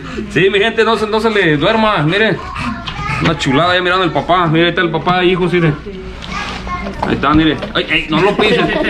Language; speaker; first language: Spanish; early bilingual, heritage; Spanish